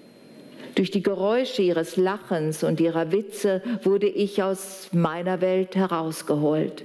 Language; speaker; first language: German; native; German